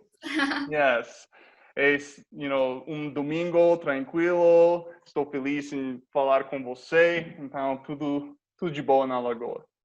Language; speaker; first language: Portuguese; non-native, fluent; English